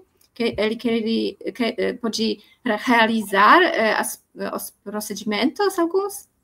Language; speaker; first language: Portuguese; non-native, learner; Polish